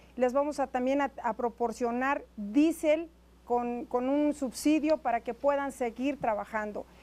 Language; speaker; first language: Spanish; native; Spanish